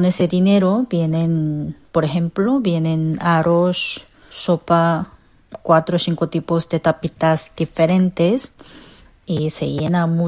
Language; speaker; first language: Spanish; non-native, fluent; Korean